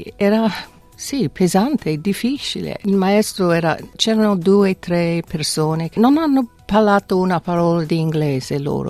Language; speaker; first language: Italian; non-native, fluent; English